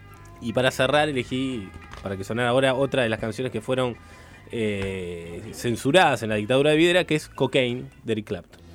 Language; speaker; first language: Spanish; native; Spanish